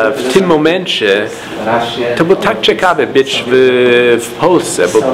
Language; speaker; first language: Polish; non-native, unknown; English